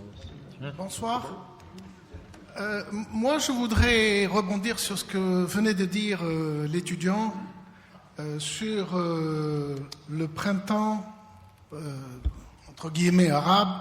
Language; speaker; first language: French; non-native, local second language; Arabic